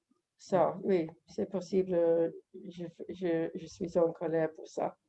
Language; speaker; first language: French; non-native, learner; English